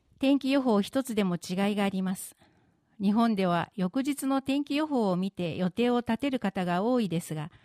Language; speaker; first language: Japanese; native; Japanese